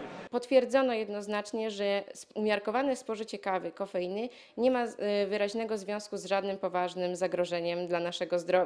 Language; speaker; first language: Polish; native; Polish